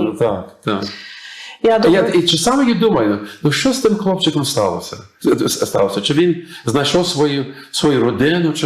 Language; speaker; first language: Ukrainian; early bilingual, heritage; English